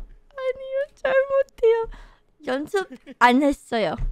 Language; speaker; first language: Korean; non-native, learner; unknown